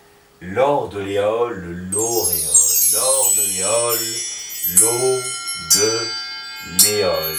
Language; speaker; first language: French; native; French